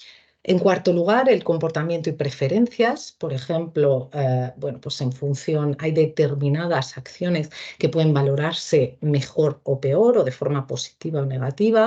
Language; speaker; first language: Spanish; native; Spanish